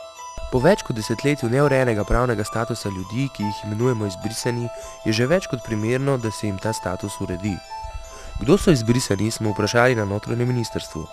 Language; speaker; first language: Slovenian; native; Slovenian